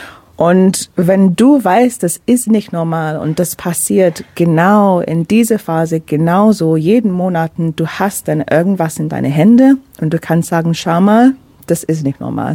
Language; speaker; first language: German; non-native, fluent; English